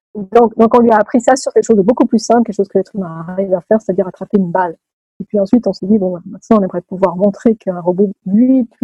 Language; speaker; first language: French; native; French